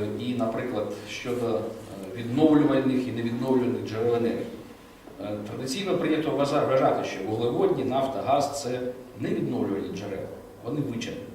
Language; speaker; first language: Ukrainian; native; Ukrainian